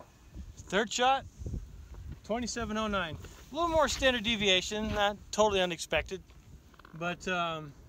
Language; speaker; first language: English; native; English